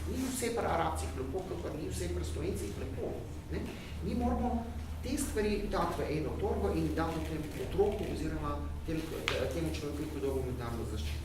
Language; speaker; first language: Slovenian; early bilingual, heritage; Arabic